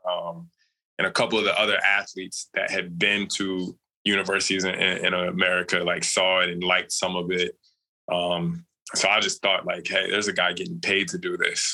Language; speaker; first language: English; native; English